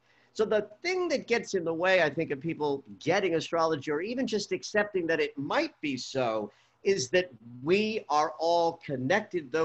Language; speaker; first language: English; native; English